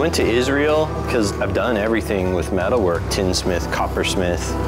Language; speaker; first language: English; native; English